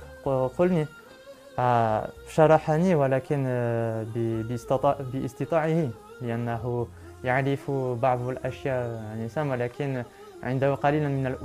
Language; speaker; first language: Arabic; non-native, learner; French